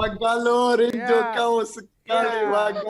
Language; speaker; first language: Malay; non-native, learner; Arabic